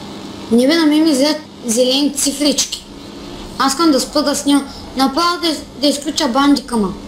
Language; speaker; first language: Bulgarian; native; Bulgarian